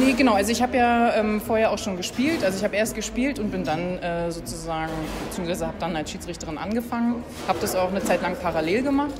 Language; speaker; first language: German; native; German